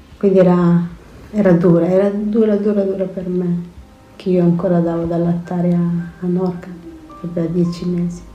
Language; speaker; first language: Italian; non-native, fluent; Spanish